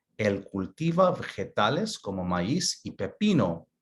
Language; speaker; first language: Spanish; early bilingual, other home language; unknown